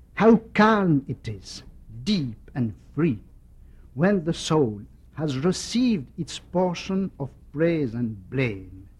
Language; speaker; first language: English; non-native, fluent; French